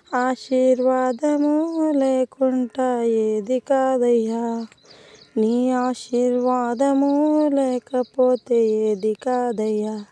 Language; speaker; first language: Telugu; native; Telugu